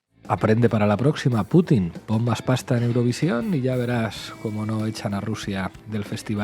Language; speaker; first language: Spanish; native; Spanish